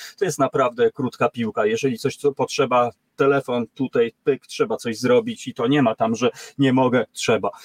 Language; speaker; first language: Polish; native; Polish